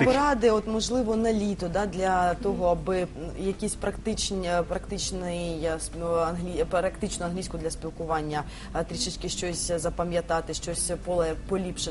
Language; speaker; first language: Ukrainian; native; Ukrainian